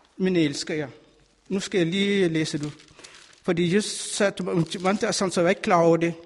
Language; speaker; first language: Danish; non-native, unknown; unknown